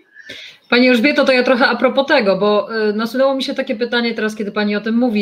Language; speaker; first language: Polish; native; Polish